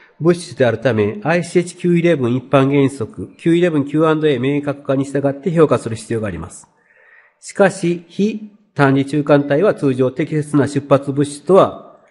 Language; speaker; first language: Japanese; native; Japanese